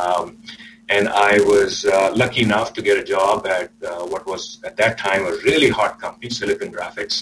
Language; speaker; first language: English; non-native, local second language; Urdu